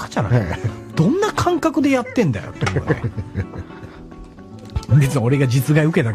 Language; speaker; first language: Japanese; native; Japanese